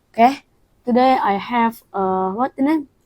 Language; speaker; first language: English; non-native, learner; Indonesian